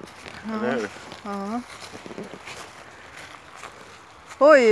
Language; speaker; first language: Swedish; non-native, fluent; Latvian